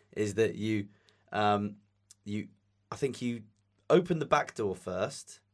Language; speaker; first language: English; native; English